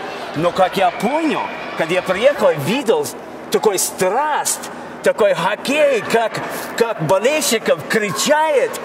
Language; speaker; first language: Russian; non-native, fluent; English